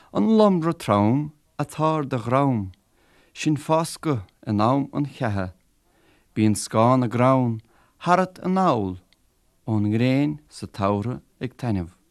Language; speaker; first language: Irish; native; Irish